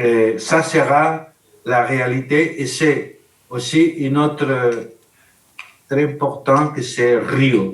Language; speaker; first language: French; non-native, learner; Spanish